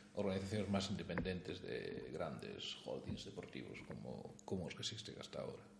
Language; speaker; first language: Galician; non-native, local second language; Spanish